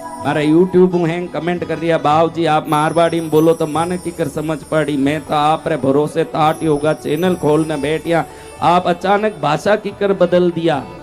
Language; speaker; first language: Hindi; non-native, local second language; Marwari